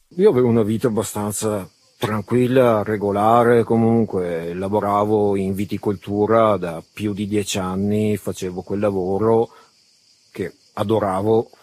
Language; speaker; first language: Italian; early bilingual, other home language; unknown